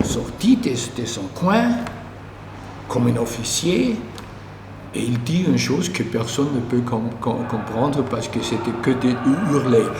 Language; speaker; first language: French; non-native, learner; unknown